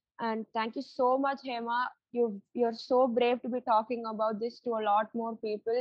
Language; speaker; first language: English; non-native, local second language; Tamil